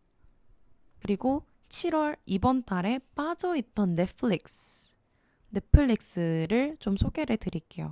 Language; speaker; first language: Korean; native; Korean